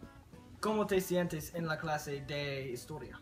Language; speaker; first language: Spanish; non-native, learner; English